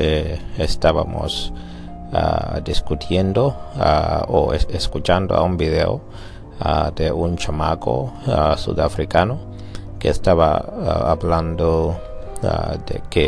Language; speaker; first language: Spanish; non-native, learner; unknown